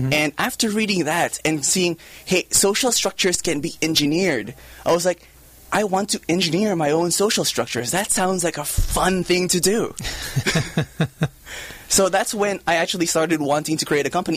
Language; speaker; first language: English; non-native, local second language; Filipino